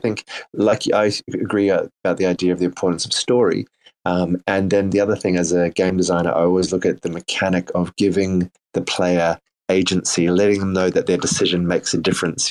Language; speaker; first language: English; native; English